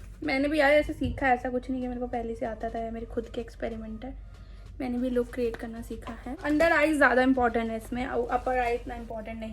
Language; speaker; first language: Hindi; native; Hindi